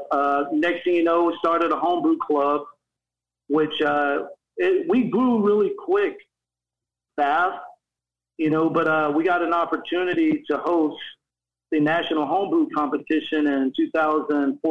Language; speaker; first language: English; native; English